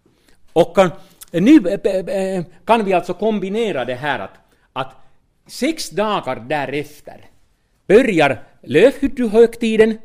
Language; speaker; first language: Swedish; non-native, fluent; Finnish